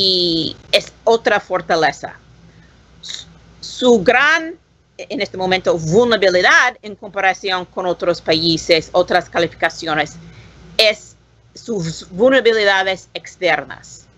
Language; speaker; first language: Spanish; non-native, learner; English